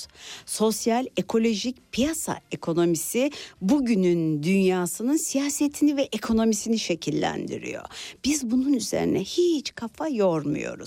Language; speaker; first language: Turkish; native; Turkish